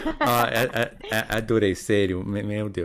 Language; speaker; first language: Portuguese; non-native, fluent; English